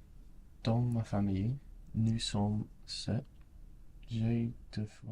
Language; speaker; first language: French; non-native, learner; English